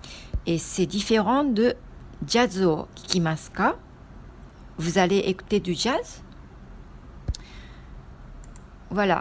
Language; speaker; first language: French; non-native, fluent; Japanese